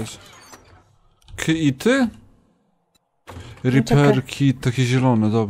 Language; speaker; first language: Polish; native; Polish